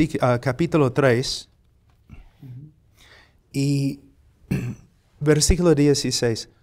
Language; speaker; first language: Spanish; non-native, fluent; English